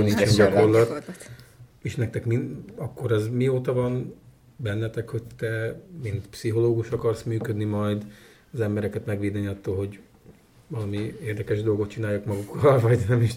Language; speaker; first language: Hungarian; native; Hungarian